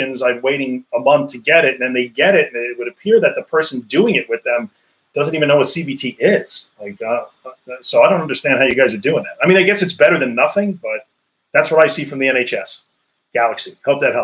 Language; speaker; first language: English; native; English